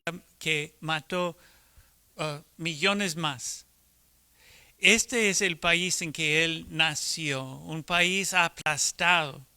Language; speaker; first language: Spanish; non-native, fluent; English